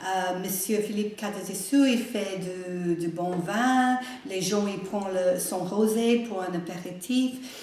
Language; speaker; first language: French; non-native, learner; English